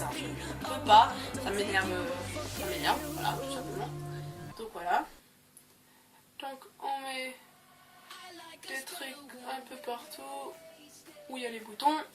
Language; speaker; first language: French; native; French